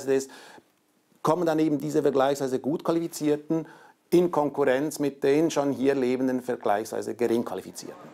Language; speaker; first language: German; native; German